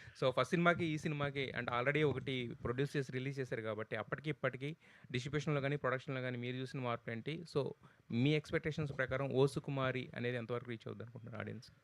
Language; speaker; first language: Telugu; native; Telugu